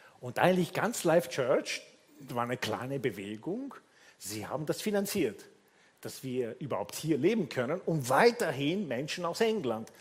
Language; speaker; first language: German; non-native, fluent; Italian